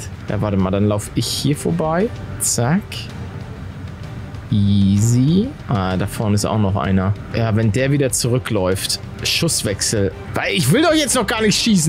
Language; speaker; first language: German; native; German